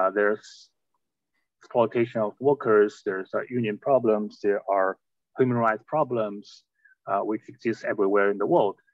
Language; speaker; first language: English; non-native, fluent; Chinese